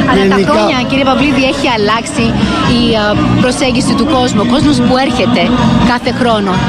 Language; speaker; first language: Greek; native; Greek